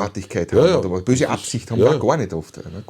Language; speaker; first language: German; native; German